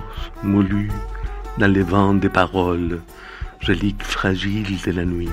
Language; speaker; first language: French; non-native, fluent; Spanish